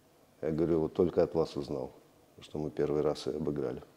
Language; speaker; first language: Russian; native; Russian